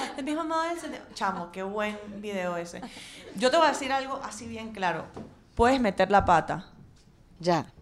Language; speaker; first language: Spanish; native; Spanish